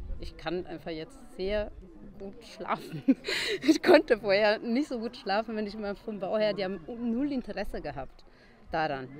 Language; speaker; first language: German; non-native, fluent; Italian